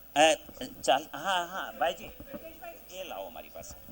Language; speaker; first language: Hindi; non-native, local second language; Gujarati